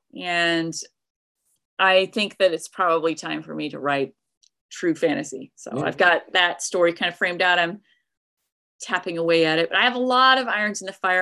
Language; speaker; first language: English; native; English